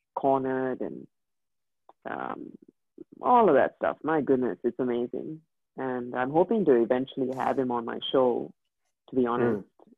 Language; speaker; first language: English; native; English